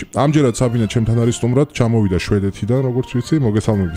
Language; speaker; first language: Georgian; native; Georgian